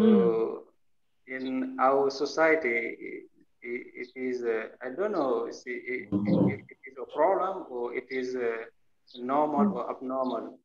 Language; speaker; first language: English; non-native, learner; French